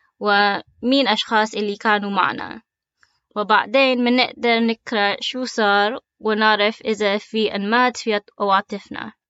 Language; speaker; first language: Arabic; early bilingual, heritage; Arabic